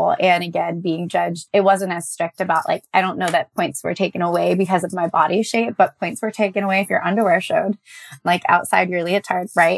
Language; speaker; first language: English; native; English